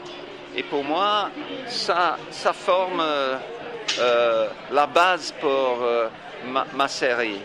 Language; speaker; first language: French; non-native, fluent; English